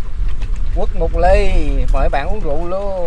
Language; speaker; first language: Vietnamese; native; Vietnamese